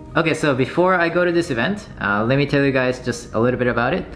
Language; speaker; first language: English; non-native, fluent; Japanese